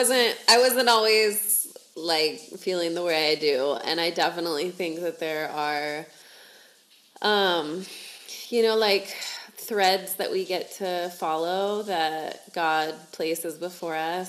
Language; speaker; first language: English; native; English